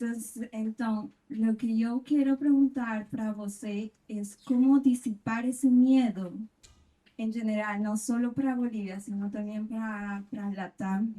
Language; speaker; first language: Portuguese; non-native, fluent; Spanish